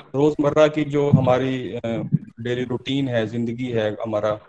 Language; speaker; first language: Hindi; native; Hindi